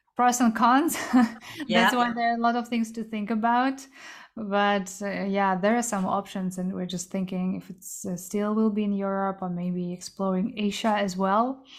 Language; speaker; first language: English; early bilingual, other home language; Korean